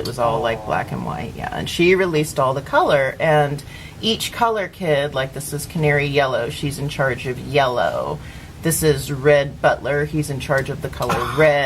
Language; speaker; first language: English; native; English